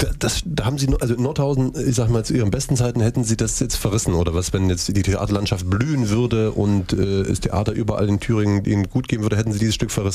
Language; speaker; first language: German; native; German